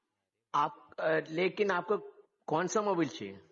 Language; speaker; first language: Hindi; non-native, local second language; Malayalam